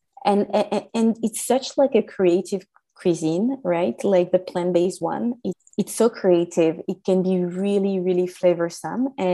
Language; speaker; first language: English; non-native, fluent; French